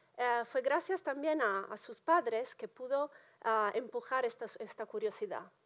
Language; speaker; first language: Spanish; non-native, fluent; Italian